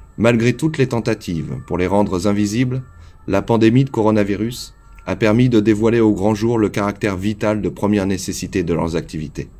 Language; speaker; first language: French; native; French